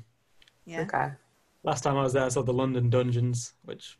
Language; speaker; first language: English; native; English